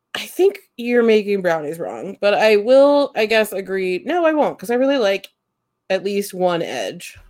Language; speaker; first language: English; native; English